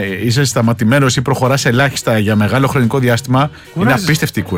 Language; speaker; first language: Greek; native; Greek